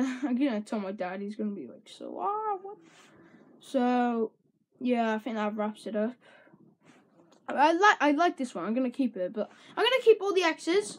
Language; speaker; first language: English; native; English